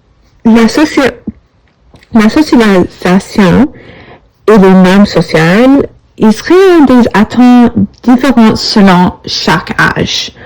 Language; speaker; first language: French; non-native, learner; English